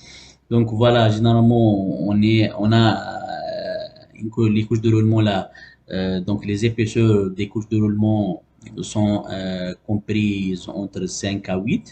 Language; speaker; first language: French; non-native, local second language; Arabic